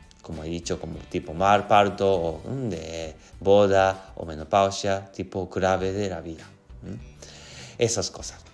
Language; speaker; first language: Spanish; non-native, learner; Japanese